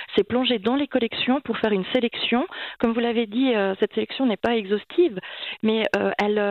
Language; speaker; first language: French; native; French